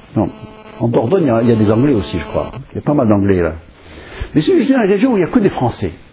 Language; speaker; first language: French; non-native, fluent; English